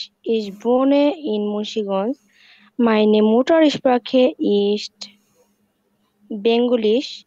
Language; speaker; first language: German; non-native, learner; Bangla